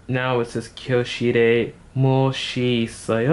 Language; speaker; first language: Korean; non-native, learner; English